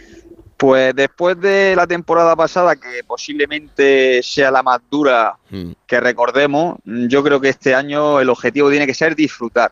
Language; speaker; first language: Spanish; native; Spanish